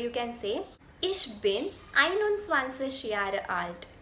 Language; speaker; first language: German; non-native, fluent; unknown